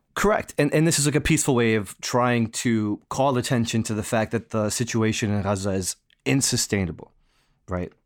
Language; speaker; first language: English; native; English